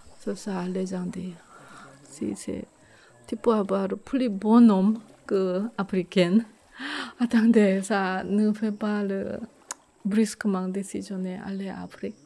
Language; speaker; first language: French; non-native, learner; Korean